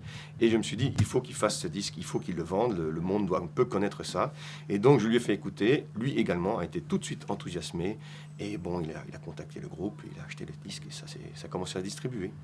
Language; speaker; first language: French; native; French